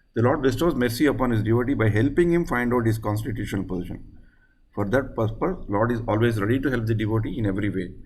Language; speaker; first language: English; non-native, local second language; Telugu